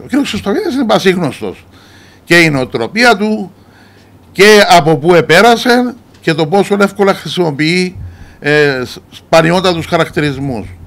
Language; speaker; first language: Greek; native; Greek